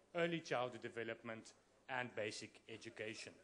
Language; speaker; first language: English; non-native, local second language; Afrikaans